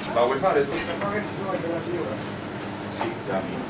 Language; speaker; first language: Italian; native; Italian